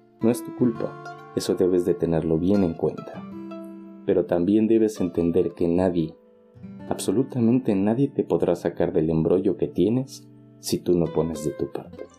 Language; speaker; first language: Spanish; native; Spanish